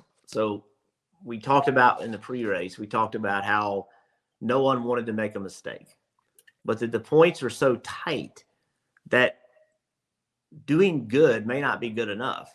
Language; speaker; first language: English; native; English